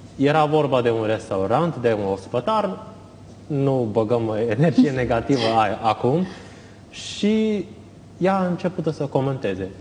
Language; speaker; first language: Romanian; non-native, fluent; Chinese